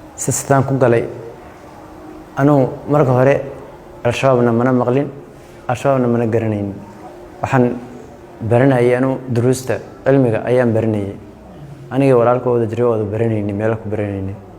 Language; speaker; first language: Somali; non-native, local second language; Oromo